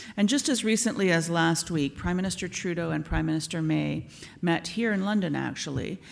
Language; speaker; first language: English; native; English